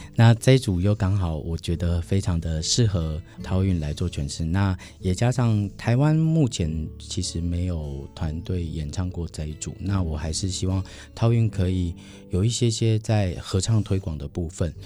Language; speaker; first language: Chinese; native; Chinese